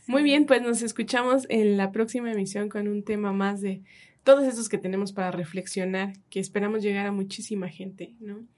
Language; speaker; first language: Spanish; native; Spanish